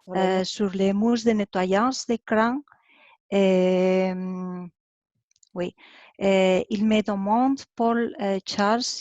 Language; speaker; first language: French; non-native, learner; Spanish